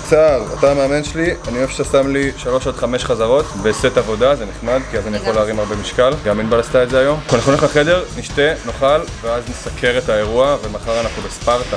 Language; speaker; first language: Hebrew; native; Hebrew